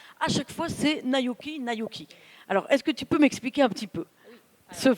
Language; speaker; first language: French; native; French